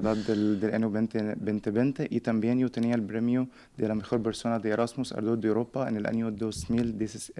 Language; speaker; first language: Spanish; non-native, learner; Arabic